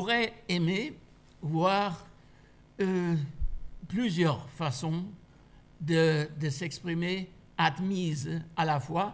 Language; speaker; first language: French; non-native, fluent; German